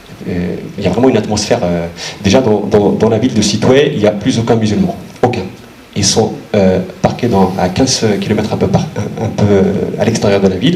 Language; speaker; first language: French; native; French